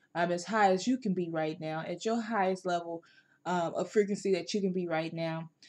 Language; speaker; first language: English; native; English